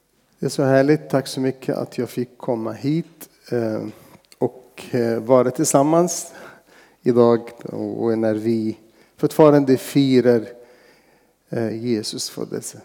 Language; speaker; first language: Swedish; non-native, fluent; Arabic